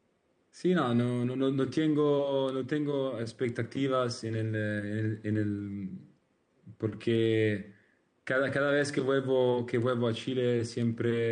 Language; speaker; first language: Spanish; non-native, learner; Italian